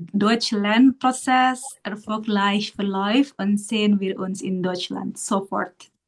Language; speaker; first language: German; non-native, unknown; Indonesian